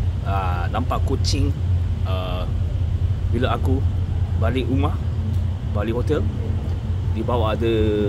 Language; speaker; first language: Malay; non-native, fluent; Korean